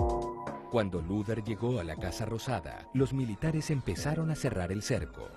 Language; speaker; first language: Spanish; native; Spanish